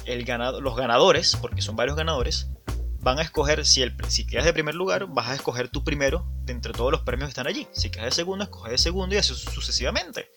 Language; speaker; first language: Spanish; native; Spanish